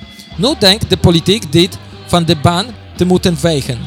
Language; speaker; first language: Dutch; non-native, fluent; Polish